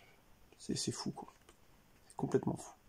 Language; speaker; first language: French; native; French